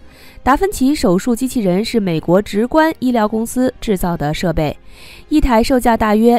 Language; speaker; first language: Chinese; native; Chinese